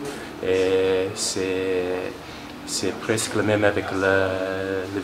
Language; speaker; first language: French; non-native, learner; English